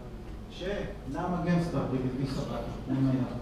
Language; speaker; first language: Russian; non-native, learner; Hebrew